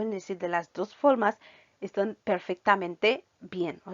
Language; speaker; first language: Spanish; non-native, fluent; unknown